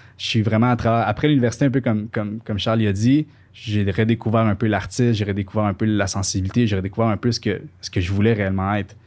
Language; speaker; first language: French; early bilingual, other home language; Spanish